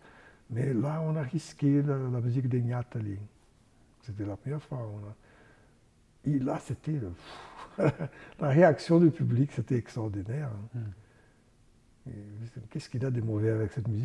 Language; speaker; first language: French; non-native, fluent; Portuguese